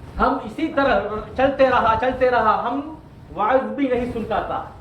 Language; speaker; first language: Urdu; non-native, learner; Tamil